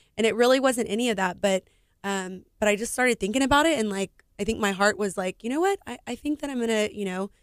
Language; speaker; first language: English; native; English